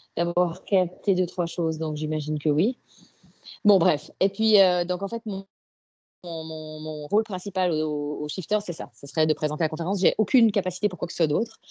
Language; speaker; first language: French; native; French